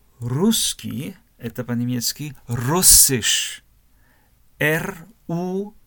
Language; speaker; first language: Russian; non-native, learner; German